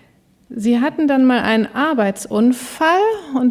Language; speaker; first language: German; native; German